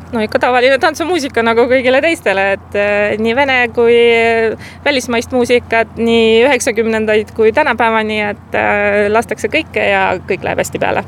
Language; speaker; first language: Estonian; non-native, local second language; Russian